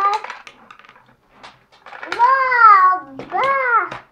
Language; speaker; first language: Russian; native; Russian